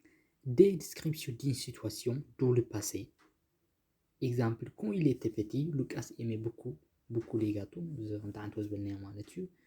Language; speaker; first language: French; non-native, fluent; Tigrinya